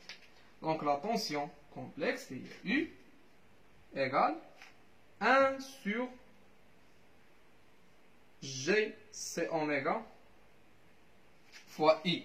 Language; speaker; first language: French; non-native, local second language; Arabic